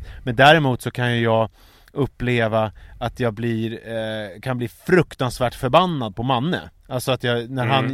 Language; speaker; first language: Swedish; native; Swedish